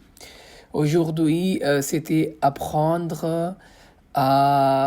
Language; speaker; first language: French; non-native, fluent; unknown